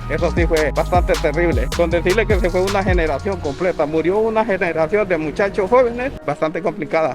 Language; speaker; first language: Spanish; native; Spanish